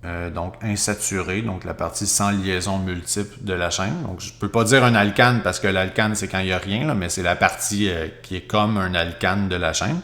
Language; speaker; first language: French; native; French